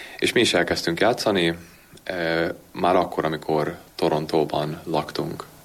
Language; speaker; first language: Hungarian; early bilingual, heritage; Hungarian